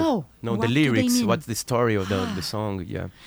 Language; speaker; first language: English; non-native, learner; Portuguese